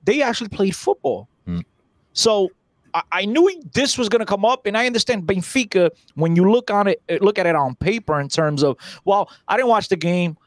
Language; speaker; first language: English; early bilingual, other home language; Portuguese